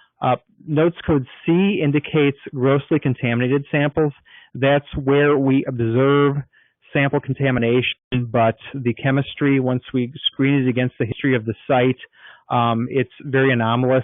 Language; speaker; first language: English; native; English